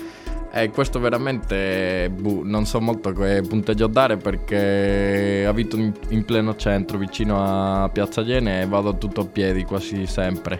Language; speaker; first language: Italian; non-native, learner; Spanish